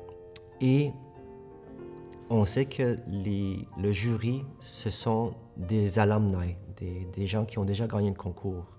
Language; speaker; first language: French; early bilingual, other home language; Korean